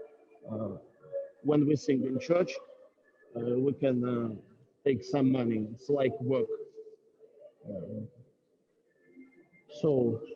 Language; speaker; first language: English; non-native, learner; Russian